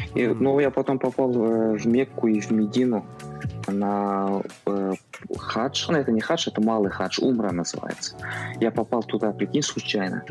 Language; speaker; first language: Russian; non-native, local second language; Kazakh